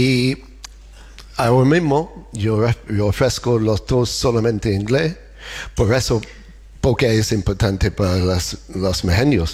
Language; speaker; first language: Spanish; non-native, learner; English